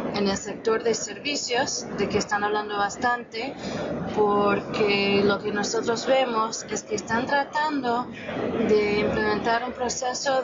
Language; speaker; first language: Spanish; non-native, fluent; English